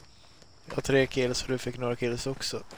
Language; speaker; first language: Swedish; native; Swedish